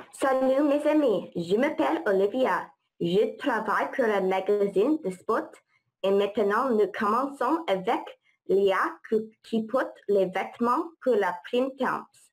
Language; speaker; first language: French; non-native, learner; English